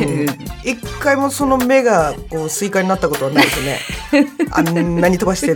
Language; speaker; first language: Japanese; native; Japanese